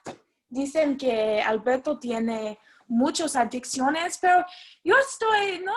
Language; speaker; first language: Spanish; non-native, learner; English